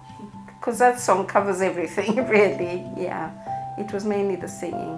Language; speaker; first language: English; non-native, local second language; Shona